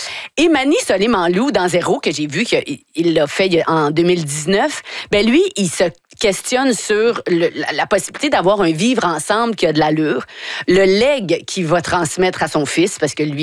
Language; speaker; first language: French; native; French